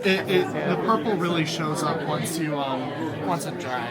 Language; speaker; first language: English; native; English